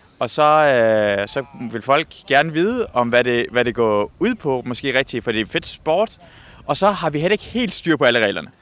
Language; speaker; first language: Danish; non-native, fluent; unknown